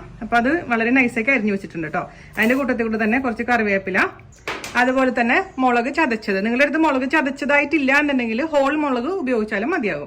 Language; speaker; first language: Malayalam; native; Malayalam